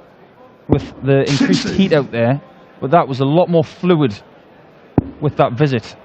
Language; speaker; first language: English; native; English